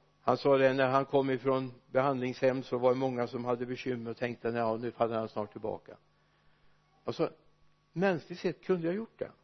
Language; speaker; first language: Swedish; native; Swedish